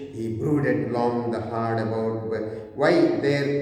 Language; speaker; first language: English; non-native, local second language; Kannada